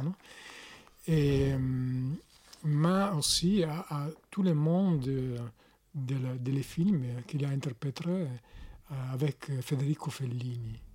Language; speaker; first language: French; non-native, learner; Italian